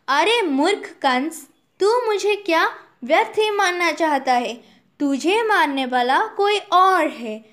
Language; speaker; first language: Hindi; non-native, local second language; Odia